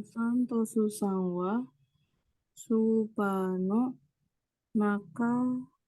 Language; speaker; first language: Japanese; non-native, learner; Indonesian